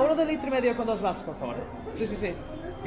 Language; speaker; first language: Spanish; non-native, learner; English